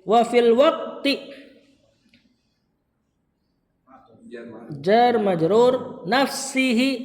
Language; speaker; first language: Arabic; non-native, fluent; Indonesian